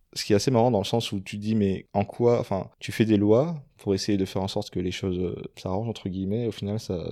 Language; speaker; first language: French; non-native, fluent; Swedish